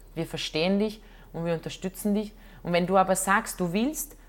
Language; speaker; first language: German; non-native, fluent; Croatian